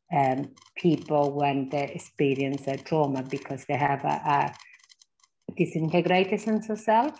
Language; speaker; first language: English; non-native, fluent; Italian